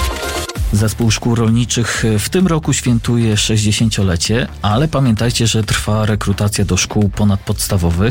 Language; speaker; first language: Polish; native; Polish